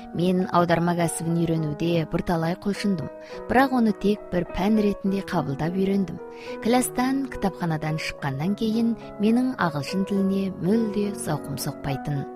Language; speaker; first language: Kazakh; native; Kazakh